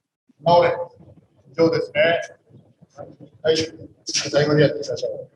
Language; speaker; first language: Japanese; native; Japanese